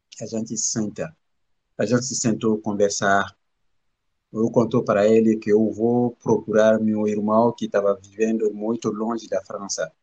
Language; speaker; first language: Portuguese; non-native, learner; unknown